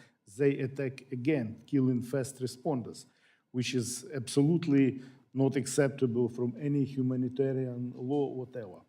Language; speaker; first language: English; non-native, fluent; Ukrainian